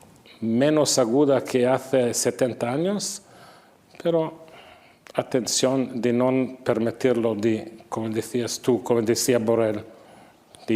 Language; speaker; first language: Spanish; non-native, fluent; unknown